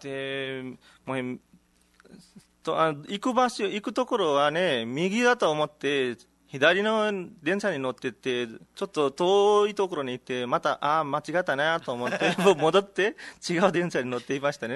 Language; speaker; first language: Japanese; non-native, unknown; Nepali